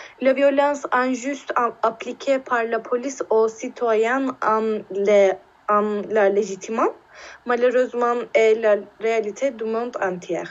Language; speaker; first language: French; non-native, learner; Turkish